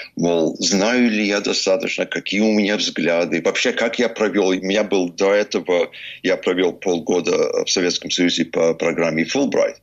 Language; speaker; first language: Russian; early bilingual, heritage; English